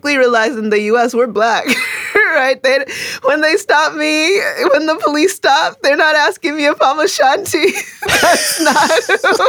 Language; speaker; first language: English; early bilingual, other home language; Akan